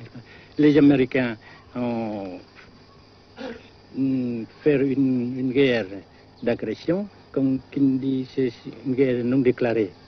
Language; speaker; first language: French; non-native, fluent; Vietnamese